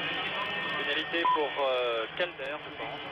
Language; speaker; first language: French; native; French